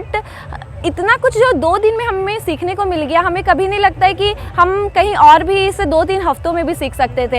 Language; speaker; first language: Hindi; native; Hindi